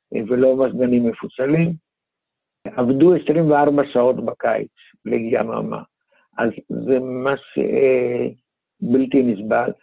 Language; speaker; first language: Hebrew; non-native, fluent; Greek